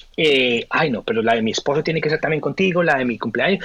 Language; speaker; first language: Spanish; native; Spanish